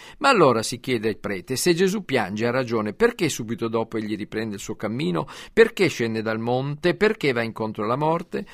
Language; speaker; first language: Italian; native; Italian